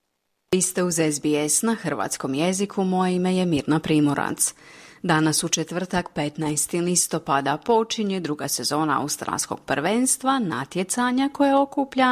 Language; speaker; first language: Croatian; native; Croatian